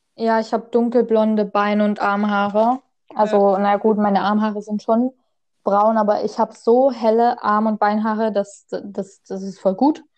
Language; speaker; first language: German; native; German